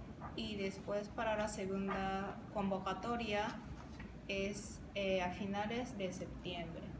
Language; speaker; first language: Spanish; non-native, fluent; Japanese